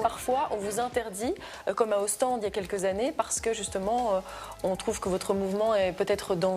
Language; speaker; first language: French; native; French